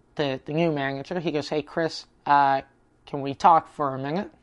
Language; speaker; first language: English; native; English